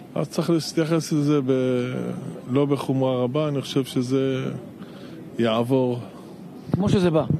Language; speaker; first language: Hebrew; native; Hebrew